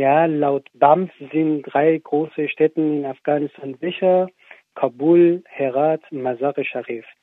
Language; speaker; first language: German; non-native, fluent; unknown